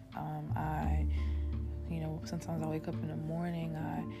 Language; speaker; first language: English; early bilingual, other home language; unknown